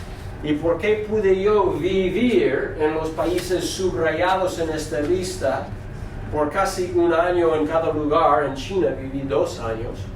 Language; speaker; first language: Spanish; non-native, fluent; English